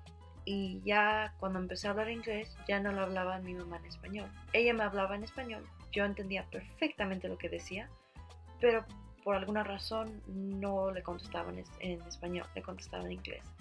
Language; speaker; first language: Spanish; early bilingual, heritage; Spanish